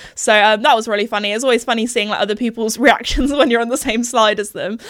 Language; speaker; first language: English; native; English